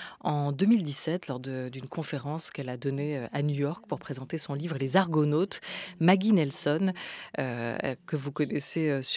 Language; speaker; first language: French; native; French